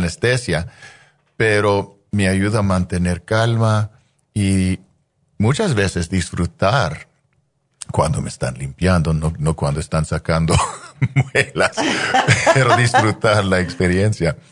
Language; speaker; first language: Spanish; non-native, fluent; English